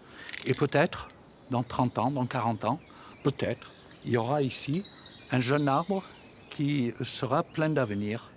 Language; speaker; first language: French; native; French